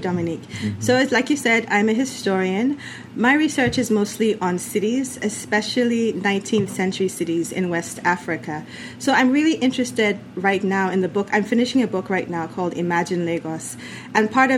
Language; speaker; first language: English; non-native, local second language; Yoruba